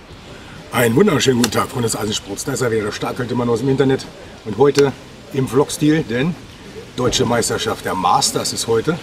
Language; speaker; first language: German; native; German